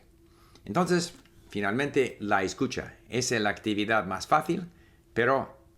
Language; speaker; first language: Spanish; non-native, fluent; English